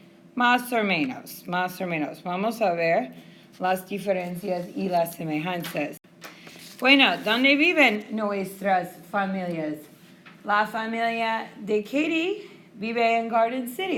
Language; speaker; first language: Spanish; non-native, fluent; English